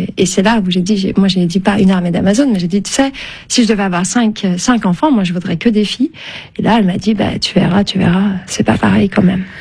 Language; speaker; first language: French; early bilingual, other home language; Turkish